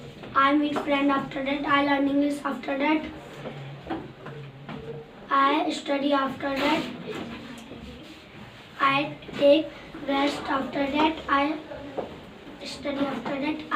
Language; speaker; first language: English; non-native, learner; Hindi